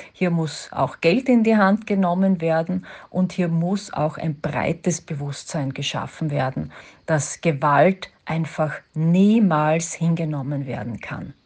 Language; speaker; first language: German; native; German